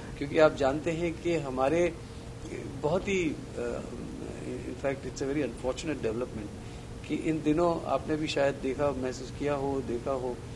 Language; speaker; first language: Hindi; non-native, local second language; Gujarati